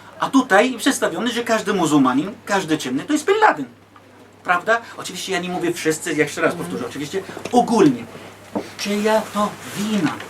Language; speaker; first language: Polish; non-native, fluent; Arabic